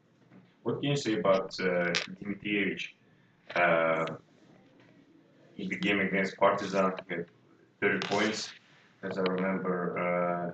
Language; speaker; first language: English; non-native, fluent; Russian